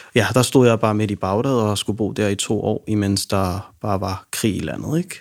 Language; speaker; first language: Danish; early bilingual, other home language; Arabic